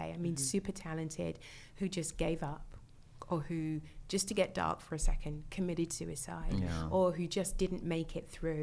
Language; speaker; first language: English; native; English